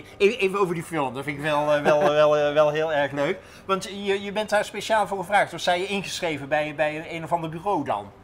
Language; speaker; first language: Dutch; native; Dutch